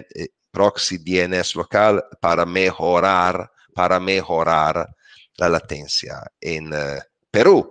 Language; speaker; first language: Spanish; non-native, learner; Italian